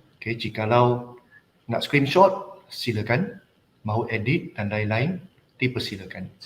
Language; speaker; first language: Malay; non-native, local second language; Chinese